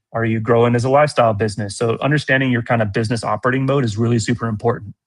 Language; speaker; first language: English; native; English